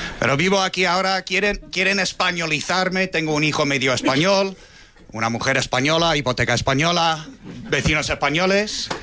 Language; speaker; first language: Spanish; non-native, fluent; English